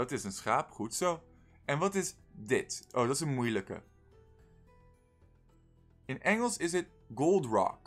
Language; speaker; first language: Dutch; non-native, fluent; English